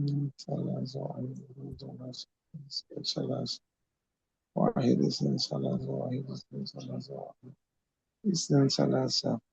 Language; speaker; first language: Arabic; non-native, learner; Bangla